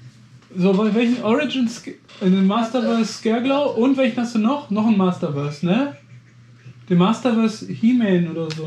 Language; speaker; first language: German; native; German